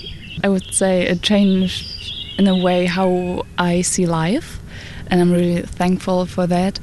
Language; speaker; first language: English; non-native, fluent; German